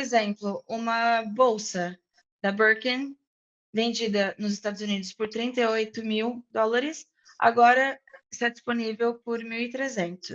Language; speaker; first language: Portuguese; non-native, fluent; English